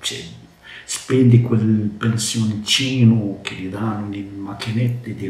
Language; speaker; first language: Italian; non-native, learner; Arabic